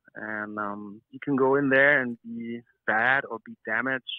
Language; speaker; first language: English; non-native, fluent; German